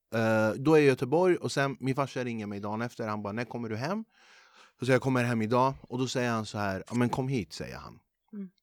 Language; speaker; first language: Swedish; early bilingual, other home language; Kurdish